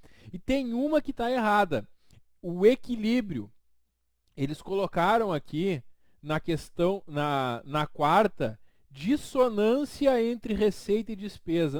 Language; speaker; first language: Portuguese; native; Portuguese